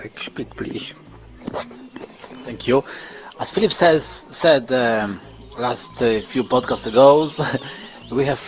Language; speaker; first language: English; non-native, learner; Polish